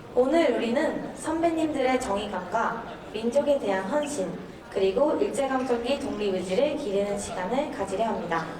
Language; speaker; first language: Korean; native; Korean